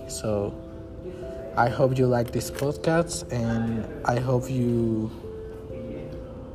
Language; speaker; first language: English; non-native, learner; Spanish